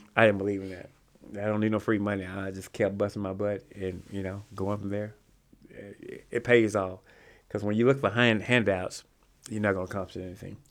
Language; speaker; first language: English; native; English